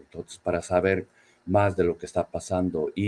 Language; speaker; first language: Spanish; non-native, fluent; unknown